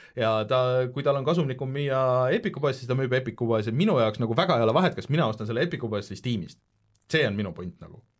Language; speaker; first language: Estonian; native; Estonian